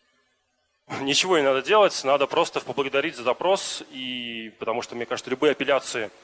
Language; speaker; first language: Russian; native; Russian